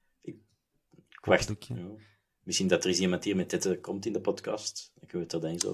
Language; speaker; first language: Dutch; native; Dutch